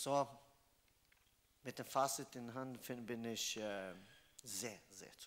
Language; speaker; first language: German; non-native, fluent; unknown